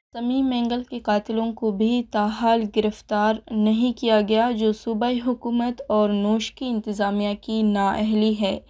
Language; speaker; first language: Urdu; non-native, local second language; Baluchi